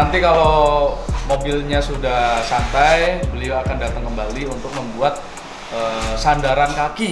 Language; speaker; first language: Indonesian; non-native, local second language; Javanese